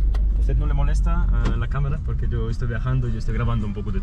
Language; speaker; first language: Spanish; non-native, fluent; Russian